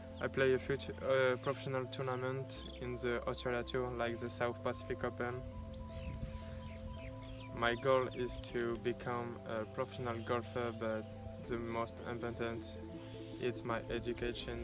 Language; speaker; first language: English; non-native, learner; French